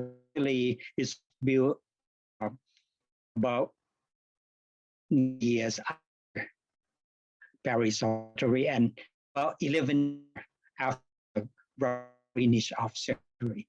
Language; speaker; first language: English; non-native, fluent; Thai